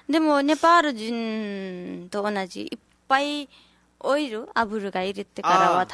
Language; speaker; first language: Japanese; non-native, learner; Nepali